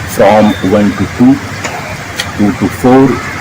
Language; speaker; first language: English; non-native, local second language; Marathi